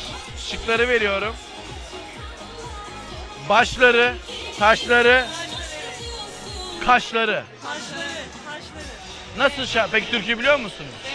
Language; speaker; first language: Turkish; native; Turkish